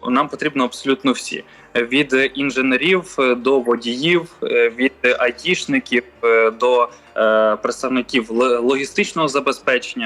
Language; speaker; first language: Ukrainian; native; Ukrainian